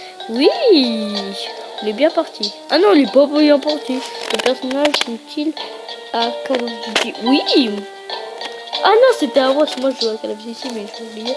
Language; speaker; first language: French; early bilingual, other home language; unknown